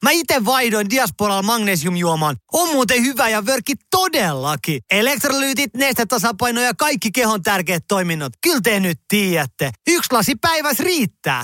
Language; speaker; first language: Finnish; native; Finnish